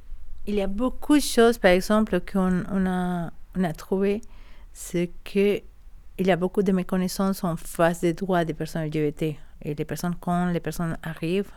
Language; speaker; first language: French; non-native, learner; Spanish